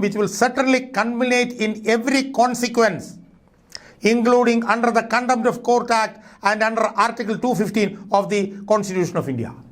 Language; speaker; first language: English; non-native, local second language; Malayalam